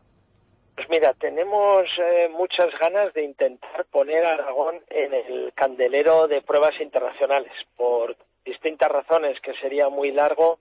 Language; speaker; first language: Spanish; native; Spanish